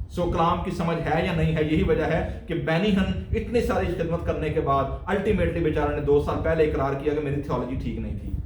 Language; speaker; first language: Urdu; non-native, local second language; Punjabi